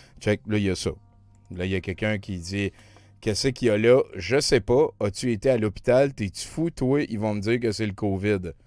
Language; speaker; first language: French; native; French